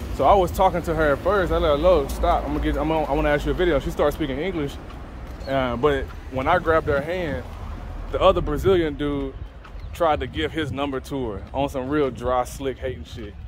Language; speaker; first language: English; native; English